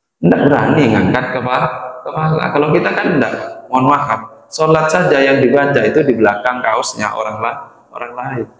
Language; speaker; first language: Indonesian; non-native, local second language; Madurese